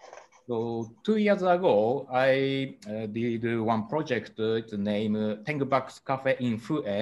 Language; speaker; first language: English; non-native, learner; Japanese